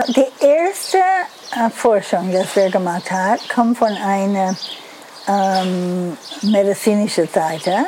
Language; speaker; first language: German; non-native, fluent; English